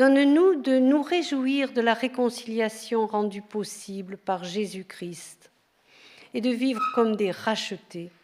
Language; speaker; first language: French; native; French